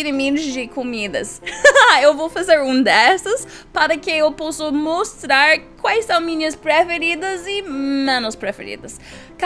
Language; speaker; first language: Portuguese; non-native, learner; English